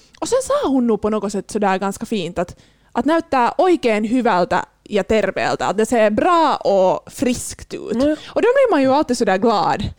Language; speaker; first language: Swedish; native; Swedish